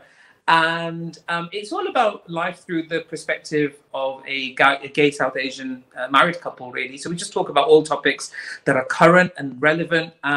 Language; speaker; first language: English; native; English